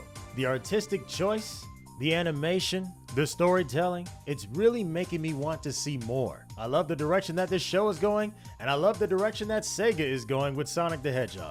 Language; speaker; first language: English; native; English